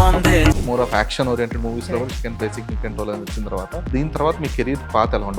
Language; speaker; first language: Telugu; native; Telugu